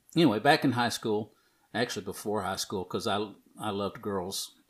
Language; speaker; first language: English; native; English